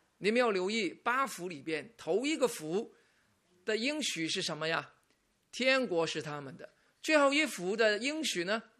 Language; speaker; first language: Chinese; non-native, local second language; Cantonese